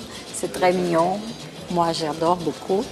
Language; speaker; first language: French; non-native, fluent; Portuguese